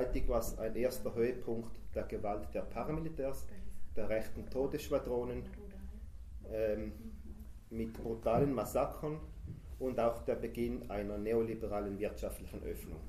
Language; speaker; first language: German; native; German